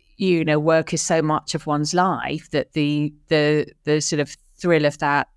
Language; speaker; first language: English; native; English